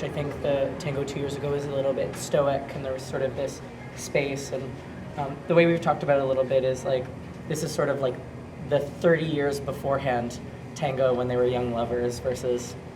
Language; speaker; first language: English; native; English